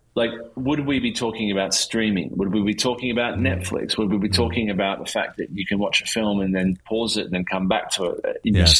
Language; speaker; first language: English; native; English